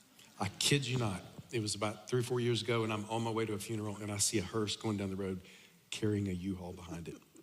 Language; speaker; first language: English; native; English